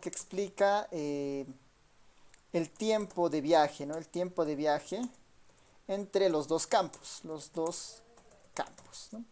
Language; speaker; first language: Spanish; native; Spanish